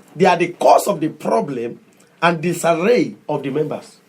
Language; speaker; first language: English; non-native, local second language; Yoruba